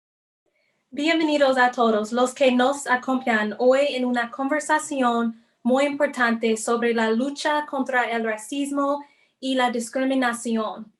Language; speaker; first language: Spanish; non-native, fluent; English